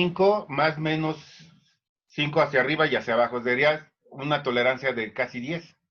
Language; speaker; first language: Spanish; native; Spanish